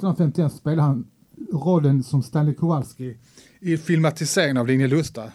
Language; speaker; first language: Swedish; native; Swedish